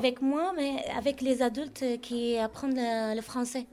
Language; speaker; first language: French; non-native, learner; Arabic